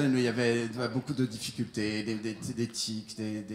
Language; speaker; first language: French; native; French